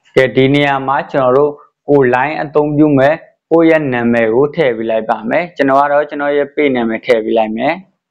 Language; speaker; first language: Burmese; native; Burmese